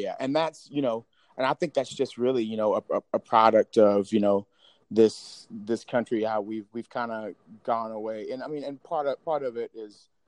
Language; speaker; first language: English; native; English